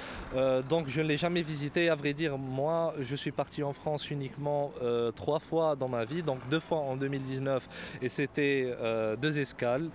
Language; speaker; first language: French; non-native, local second language; Arabic